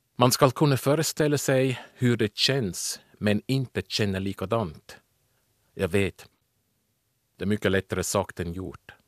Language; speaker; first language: Swedish; non-native, fluent; German